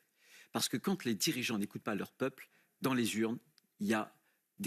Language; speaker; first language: French; native; French